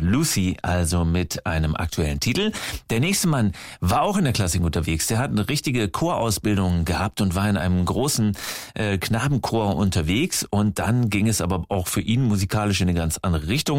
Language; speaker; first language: German; native; German